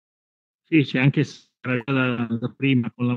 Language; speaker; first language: Italian; native; Italian